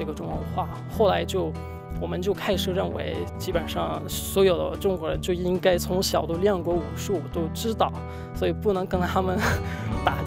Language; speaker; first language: Chinese; non-native, fluent; Arabic